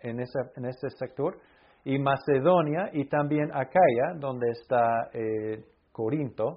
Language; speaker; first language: Spanish; non-native, fluent; English